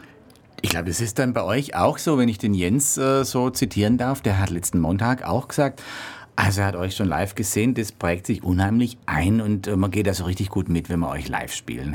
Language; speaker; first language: German; native; German